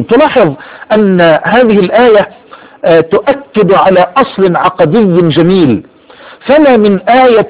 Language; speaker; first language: Arabic; native; Arabic